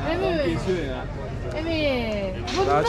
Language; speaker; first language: Turkish; non-native, learner; Korean